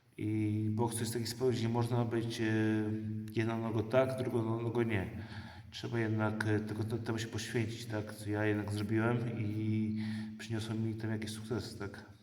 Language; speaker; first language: Polish; early bilingual, heritage; Polish